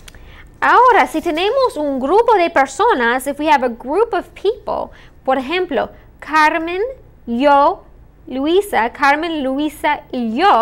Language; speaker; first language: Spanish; non-native, fluent; English